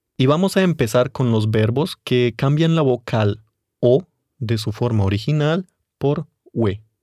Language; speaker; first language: Spanish; native; Spanish